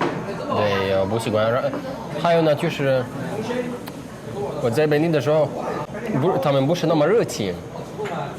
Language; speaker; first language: Chinese; non-native, learner; Arabic